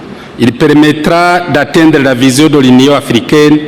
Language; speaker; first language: French; non-native, local second language; Rundi